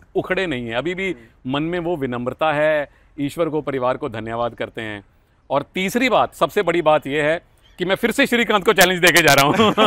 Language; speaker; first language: Hindi; native; Hindi